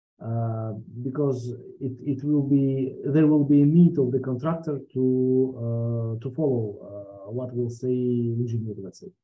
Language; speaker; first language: English; non-native, fluent; Russian